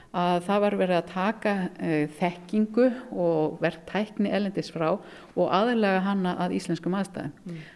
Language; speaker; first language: Icelandic; native; Icelandic